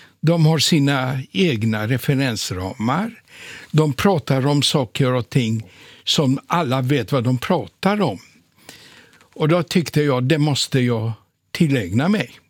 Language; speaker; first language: Swedish; non-native, fluent; Polish